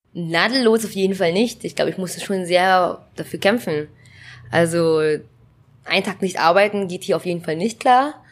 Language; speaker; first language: German; early bilingual, other home language; Vietnamese